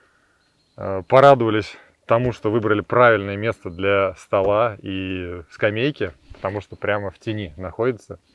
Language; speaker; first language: Russian; native; Russian